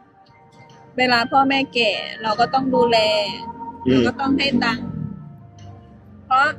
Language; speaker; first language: Thai; native; Thai